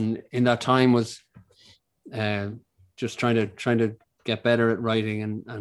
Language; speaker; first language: English; native; English